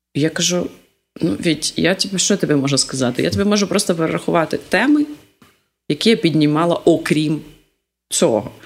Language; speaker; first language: Ukrainian; non-native, local second language; Russian